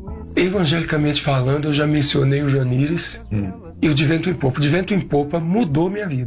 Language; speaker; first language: Portuguese; native; Portuguese